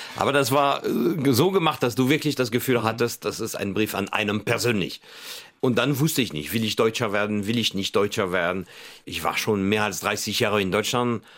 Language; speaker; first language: German; non-native, fluent; French